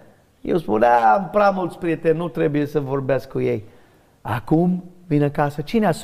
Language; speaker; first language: Romanian; non-native, learner; English